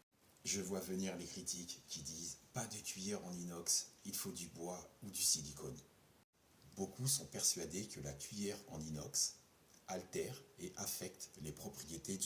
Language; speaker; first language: French; native; French